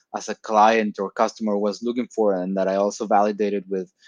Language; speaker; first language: English; non-native, fluent; Spanish